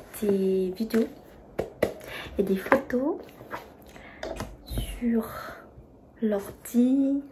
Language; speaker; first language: French; non-native, fluent; Vietnamese